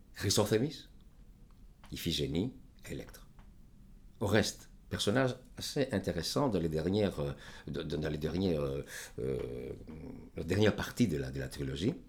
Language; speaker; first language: French; non-native, fluent; Greek